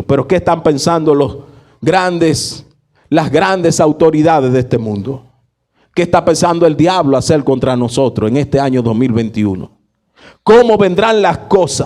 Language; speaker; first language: Spanish; native; Spanish